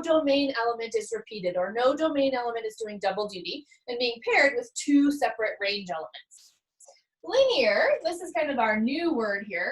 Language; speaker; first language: English; native; English